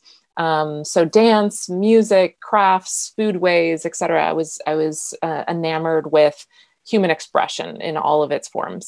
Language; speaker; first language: English; native; English